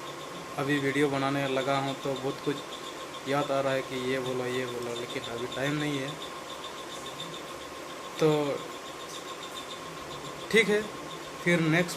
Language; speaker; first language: Hindi; non-native, local second language; Santali